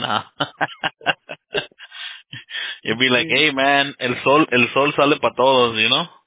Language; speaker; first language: English; early bilingual, other home language; Spanish